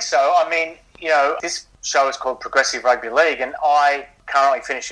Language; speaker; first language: English; native; English